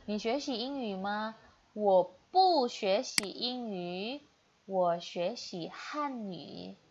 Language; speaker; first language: Chinese; non-native, fluent; Indonesian